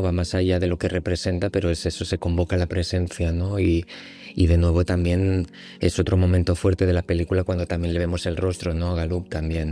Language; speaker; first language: Spanish; native; Spanish